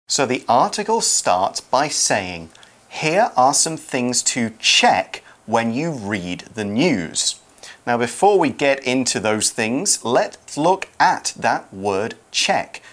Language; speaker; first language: English; native; English